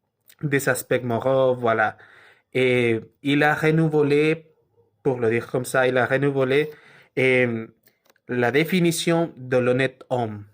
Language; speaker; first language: French; non-native, learner; Spanish